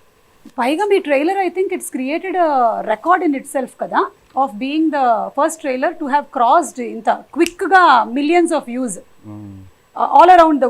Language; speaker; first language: Telugu; native; Telugu